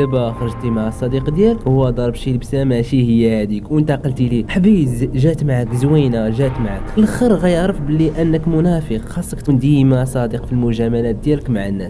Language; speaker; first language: Arabic; native; Arabic